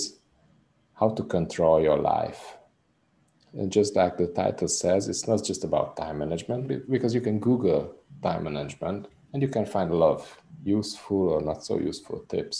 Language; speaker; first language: English; non-native, fluent; Hungarian